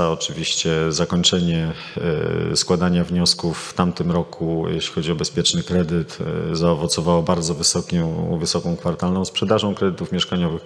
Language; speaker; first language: Polish; native; Polish